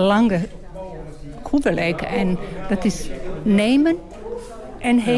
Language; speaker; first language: Dutch; non-native, learner; Bosnian